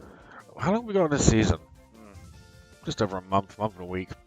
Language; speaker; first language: English; native; English